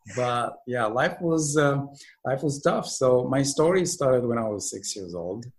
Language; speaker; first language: English; non-native, fluent; Arabic